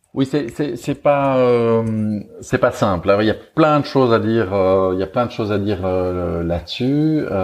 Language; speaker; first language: French; native; French